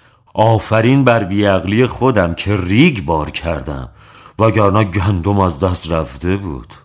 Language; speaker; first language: Persian; native; Persian